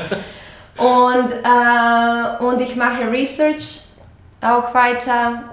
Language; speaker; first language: German; non-native, fluent; Croatian